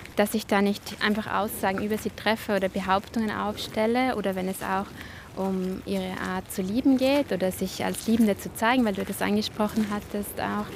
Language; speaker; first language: German; native; German